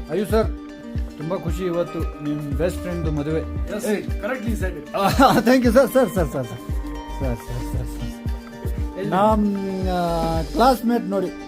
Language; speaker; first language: Kannada; non-native, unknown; Ladakhi